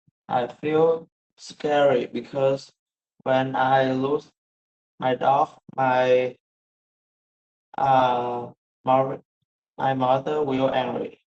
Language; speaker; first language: English; non-native, learner; Vietnamese